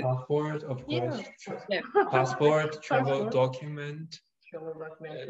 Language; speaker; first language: English; non-native, fluent; Chinese